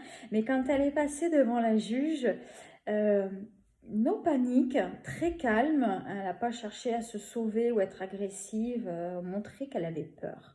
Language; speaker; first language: French; native; French